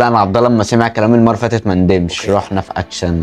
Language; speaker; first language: Arabic; native; Arabic